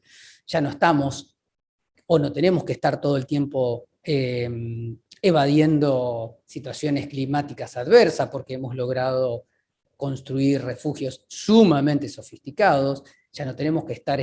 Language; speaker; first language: Spanish; native; Spanish